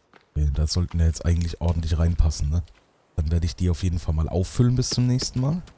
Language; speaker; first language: German; native; German